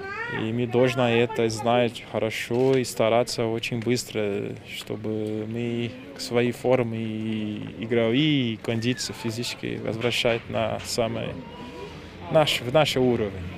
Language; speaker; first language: Russian; non-native, fluent; Portuguese